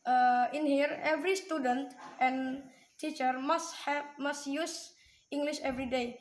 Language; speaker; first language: English; non-native, learner; Indonesian